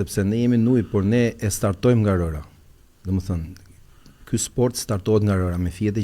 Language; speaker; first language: Albanian; native; Albanian